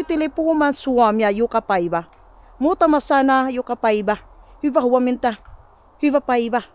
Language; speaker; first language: Finnish; non-native, learner; Filipino